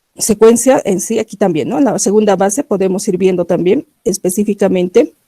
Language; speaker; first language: Spanish; native; Spanish